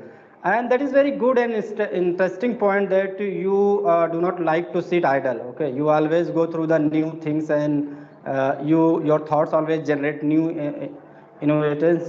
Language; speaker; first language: English; non-native, fluent; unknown